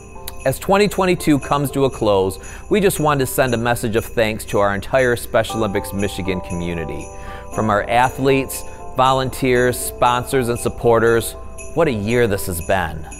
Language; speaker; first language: English; native; English